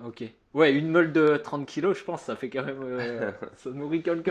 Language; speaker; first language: French; native; French